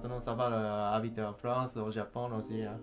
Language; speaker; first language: French; non-native, learner; Japanese